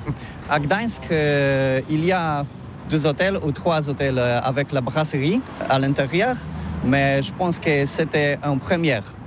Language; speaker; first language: French; non-native, learner; Polish